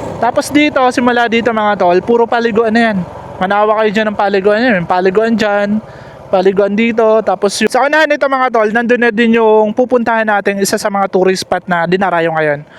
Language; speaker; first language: Filipino; non-native, local second language; Bikol